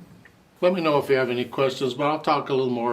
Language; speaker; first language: English; native; English